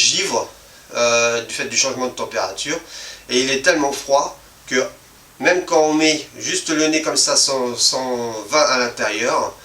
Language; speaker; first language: French; native; French